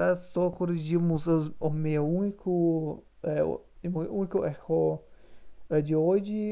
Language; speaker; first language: Portuguese; non-native, learner; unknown